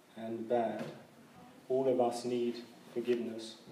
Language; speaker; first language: English; native; English